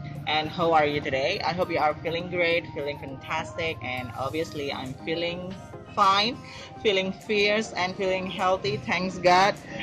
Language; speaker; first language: English; non-native, fluent; Indonesian